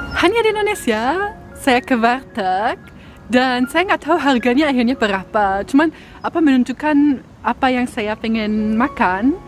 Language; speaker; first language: Indonesian; non-native, fluent; German